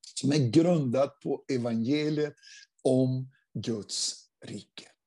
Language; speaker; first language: Swedish; non-native, fluent; Portuguese